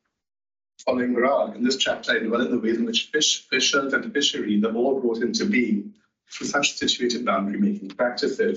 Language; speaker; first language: English; non-native, local second language; Hindi